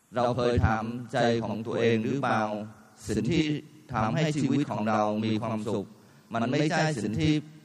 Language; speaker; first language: Thai; non-native, fluent; Vietnamese